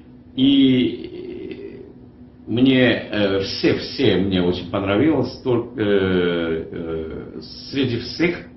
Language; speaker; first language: Russian; non-native, learner; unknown